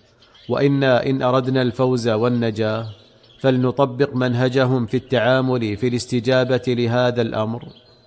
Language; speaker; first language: Arabic; native; Arabic